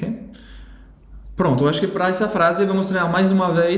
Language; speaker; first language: Portuguese; non-native, fluent; French